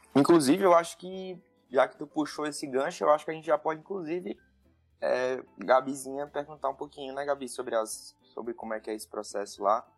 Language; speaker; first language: Portuguese; non-native, fluent; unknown